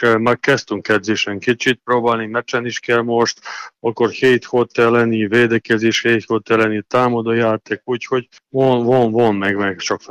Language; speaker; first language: Hungarian; non-native, learner; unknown